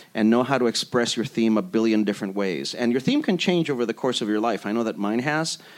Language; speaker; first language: English; early bilingual, other home language; Spanish